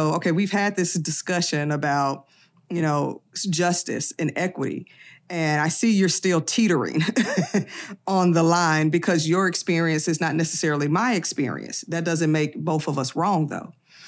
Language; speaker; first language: English; native; English